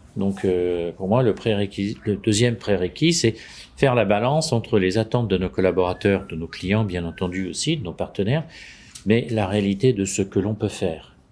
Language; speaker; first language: French; native; French